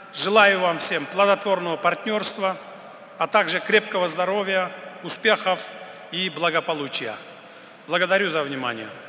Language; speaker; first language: Russian; non-native, local second language; Kyrgyz